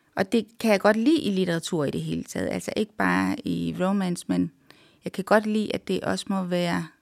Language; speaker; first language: Danish; native; Danish